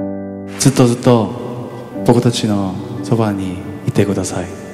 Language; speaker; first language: Japanese; non-native, fluent; Korean